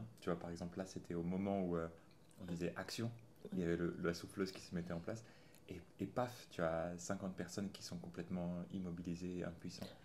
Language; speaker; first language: French; native; French